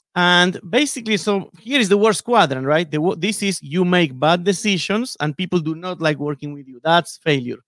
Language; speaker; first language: English; non-native, fluent; Spanish